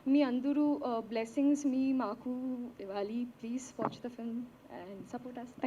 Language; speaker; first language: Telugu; non-native, learner; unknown